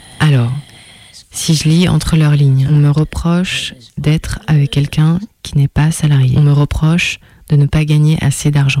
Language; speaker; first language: French; native; French